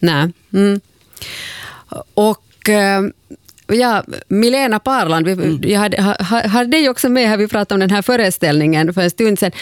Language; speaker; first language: Swedish; native; Swedish